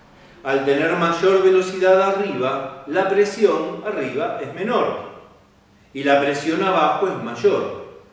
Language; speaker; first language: Spanish; native; Spanish